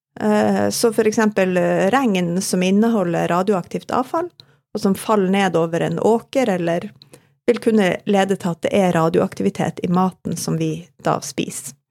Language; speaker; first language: Norwegian; native; Norwegian